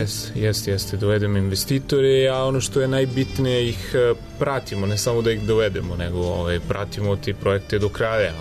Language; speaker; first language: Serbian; non-native, fluent; Italian